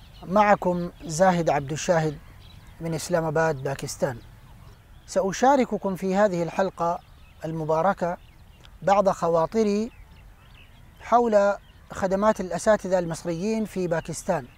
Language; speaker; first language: Arabic; non-native, fluent; Urdu